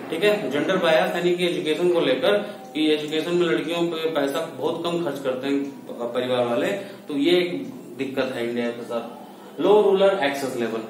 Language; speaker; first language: Hindi; native; Hindi